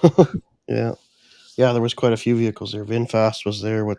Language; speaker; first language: English; native; English